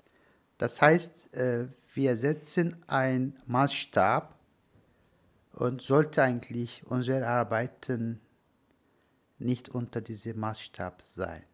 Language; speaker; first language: German; non-native, learner; Turkish